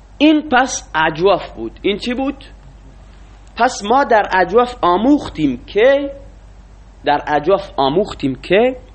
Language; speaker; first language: Persian; non-native, local second language; Baluchi